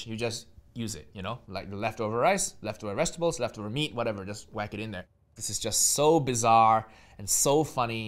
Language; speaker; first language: English; non-native, local second language; Chinese